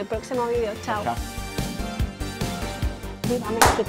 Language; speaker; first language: Spanish; native; Spanish